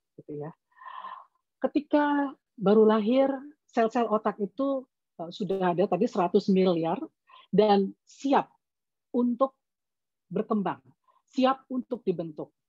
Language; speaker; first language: Indonesian; native; Indonesian